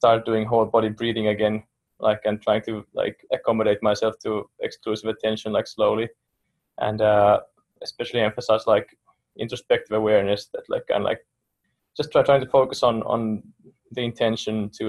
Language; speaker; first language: English; non-native, fluent; Finnish